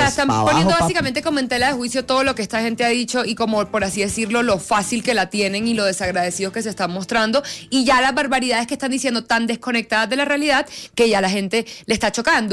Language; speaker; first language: Spanish; native; Spanish